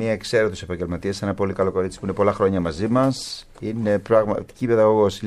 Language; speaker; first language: Greek; native; Greek